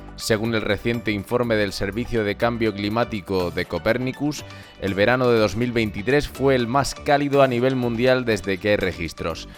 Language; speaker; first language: Spanish; native; Spanish